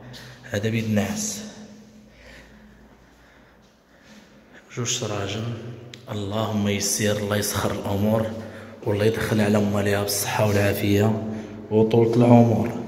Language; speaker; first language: Arabic; native; Arabic